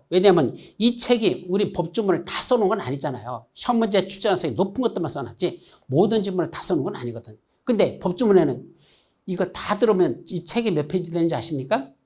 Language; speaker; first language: Korean; native; Korean